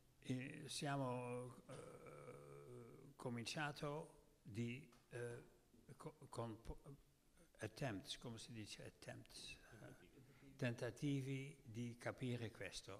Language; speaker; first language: Italian; non-native, learner; Dutch